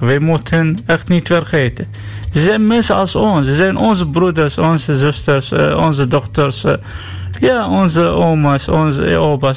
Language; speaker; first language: Dutch; non-native, learner; Arabic